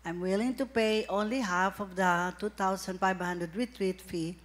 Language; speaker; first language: English; non-native, local second language; Filipino